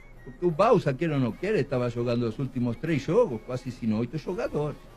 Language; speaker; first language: Portuguese; non-native, fluent; Spanish